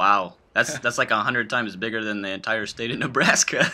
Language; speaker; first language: English; native; English